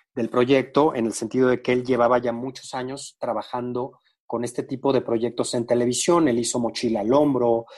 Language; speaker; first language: Spanish; native; Spanish